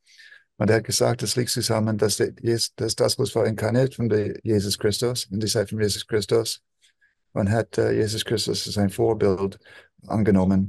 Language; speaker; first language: German; non-native, fluent; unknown